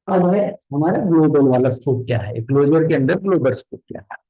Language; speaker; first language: Hindi; non-native, local second language; Marathi